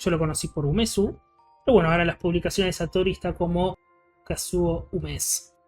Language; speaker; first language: Spanish; native; Spanish